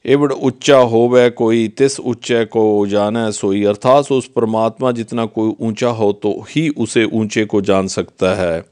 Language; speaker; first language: Hindi; non-native, local second language; Punjabi